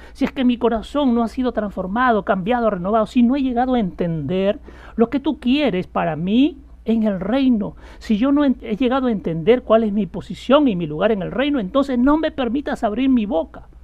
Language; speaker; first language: Spanish; native; Spanish